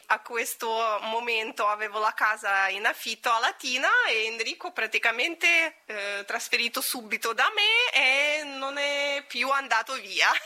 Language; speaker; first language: Italian; non-native, fluent; Latvian